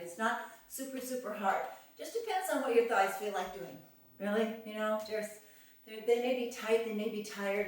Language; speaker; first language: English; native; English